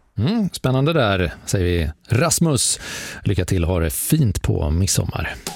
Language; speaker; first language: Swedish; native; Swedish